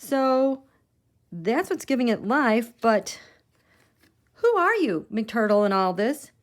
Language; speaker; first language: English; native; English